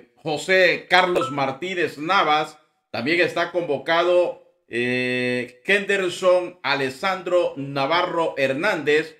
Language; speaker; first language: Spanish; native; Spanish